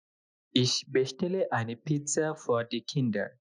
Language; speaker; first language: German; non-native, fluent; Bangla